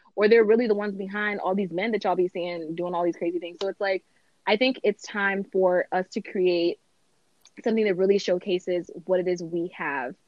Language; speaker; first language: English; native; English